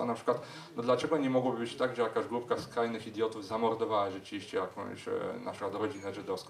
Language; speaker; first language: Polish; native; Polish